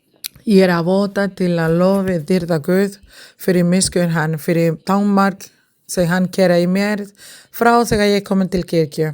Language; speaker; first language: Icelandic; non-native, learner; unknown